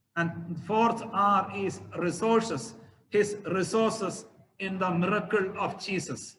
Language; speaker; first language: English; non-native, local second language; Malayalam